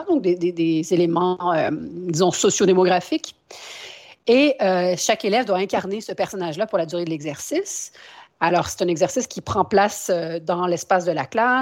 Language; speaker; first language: French; native; French